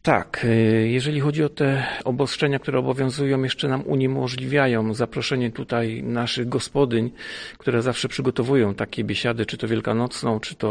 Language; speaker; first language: Polish; native; Polish